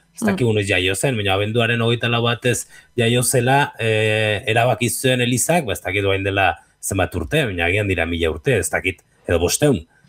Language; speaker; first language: Basque; native; Basque